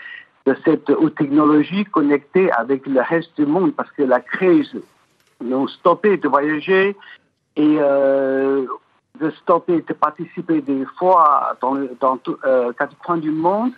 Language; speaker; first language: French; non-native, fluent; Chinese